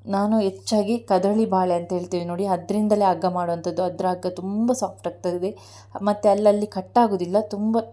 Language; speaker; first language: Kannada; non-native, local second language; Tulu